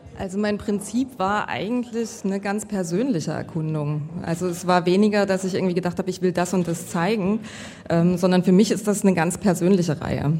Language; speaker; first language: German; native; German